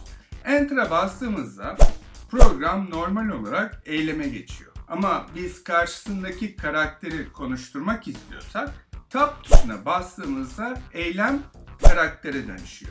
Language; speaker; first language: Turkish; native; Turkish